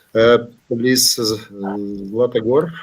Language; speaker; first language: English; non-native, learner; Ukrainian